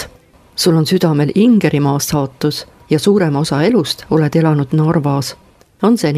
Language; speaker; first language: Estonian; native; Estonian